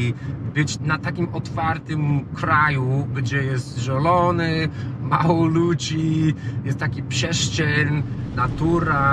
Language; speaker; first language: Polish; non-native, learner; English